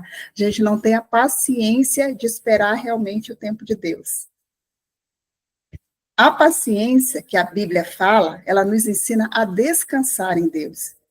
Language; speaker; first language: Portuguese; native; Portuguese